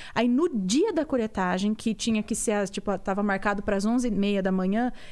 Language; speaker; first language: Portuguese; native; Portuguese